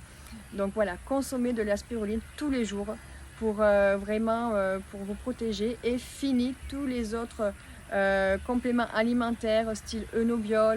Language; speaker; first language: French; native; French